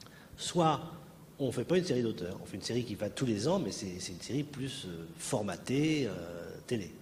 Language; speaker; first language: French; native; French